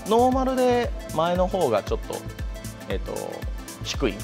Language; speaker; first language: Japanese; native; Japanese